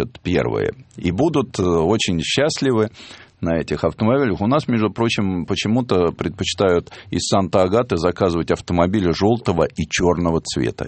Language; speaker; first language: Russian; native; Russian